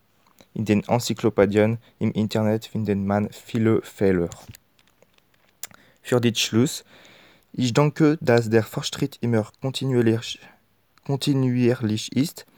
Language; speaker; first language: German; non-native, learner; French